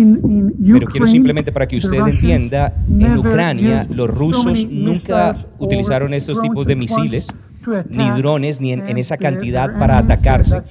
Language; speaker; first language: Spanish; native; Spanish